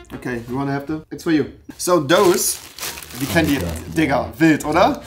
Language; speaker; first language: English; non-native, fluent; German